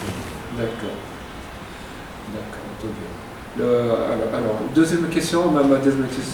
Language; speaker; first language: French; non-native, fluent; Japanese